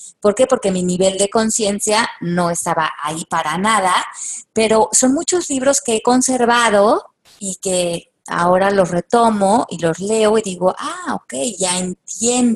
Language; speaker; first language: Spanish; native; Spanish